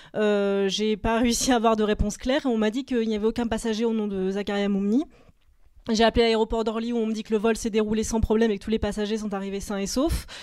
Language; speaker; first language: French; native; French